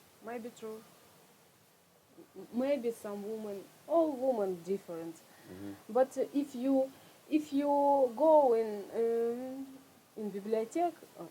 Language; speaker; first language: English; non-native, learner; Russian